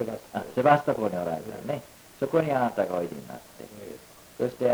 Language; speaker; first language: Japanese; native; Japanese